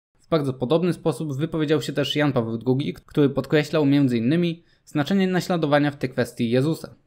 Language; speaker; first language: Polish; native; Polish